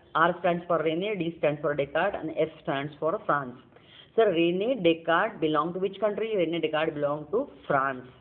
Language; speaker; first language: English; non-native, local second language; Marathi